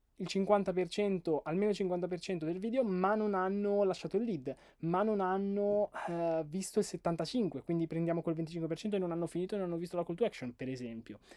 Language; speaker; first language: Italian; native; Italian